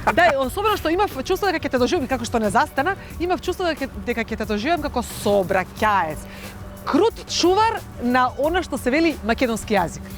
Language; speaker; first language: Macedonian; native; Macedonian